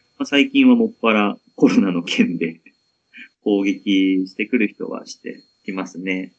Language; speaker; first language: Japanese; native; Japanese